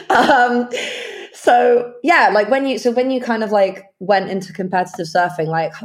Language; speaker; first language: English; early bilingual, other home language; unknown